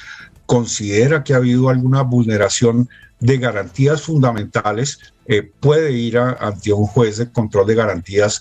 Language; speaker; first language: Spanish; native; Spanish